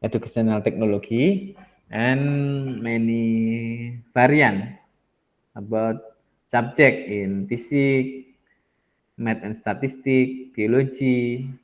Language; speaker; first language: English; non-native, learner; Indonesian